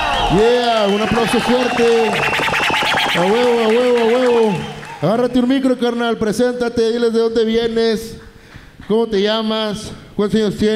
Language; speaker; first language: Spanish; native; Spanish